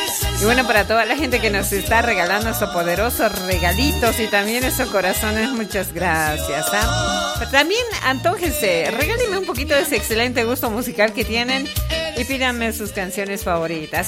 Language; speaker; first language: Spanish; native; Spanish